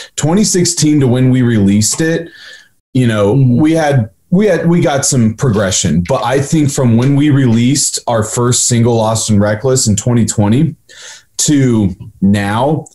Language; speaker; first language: English; native; English